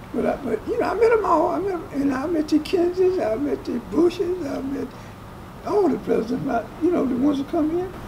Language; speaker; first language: English; native; English